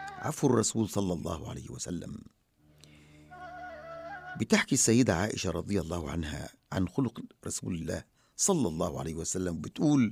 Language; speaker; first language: Arabic; native; Arabic